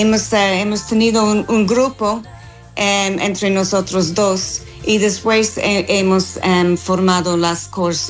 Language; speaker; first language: Spanish; non-native, fluent; English